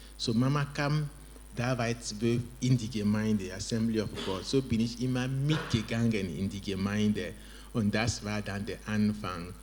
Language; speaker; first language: German; non-native, fluent; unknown